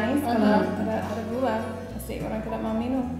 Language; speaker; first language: Indonesian; non-native, fluent; English